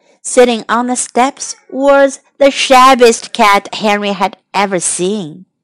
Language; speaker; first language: English; non-native, fluent; Chinese